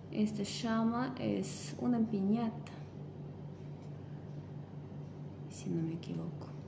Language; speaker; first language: Spanish; non-native, fluent; Russian